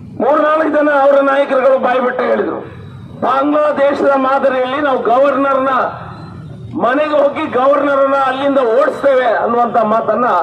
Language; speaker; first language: Kannada; native; Kannada